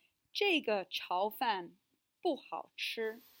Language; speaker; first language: Chinese; non-native, fluent; English